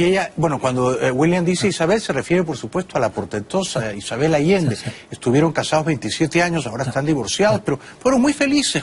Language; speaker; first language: Spanish; native; Spanish